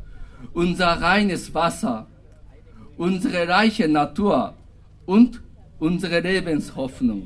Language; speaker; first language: German; non-native, fluent; Japanese